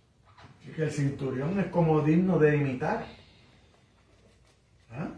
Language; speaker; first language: Spanish; native; Spanish